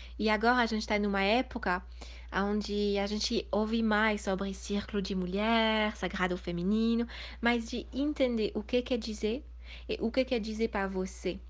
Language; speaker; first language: Portuguese; early bilingual, heritage; Portuguese